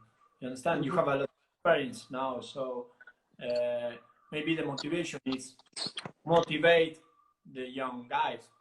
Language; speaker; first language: English; non-native, learner; Italian